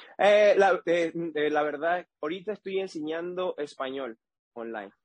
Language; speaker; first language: Spanish; native; Spanish